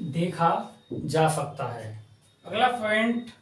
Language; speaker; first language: Hindi; native; Hindi